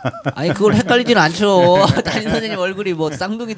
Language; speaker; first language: Korean; native; Korean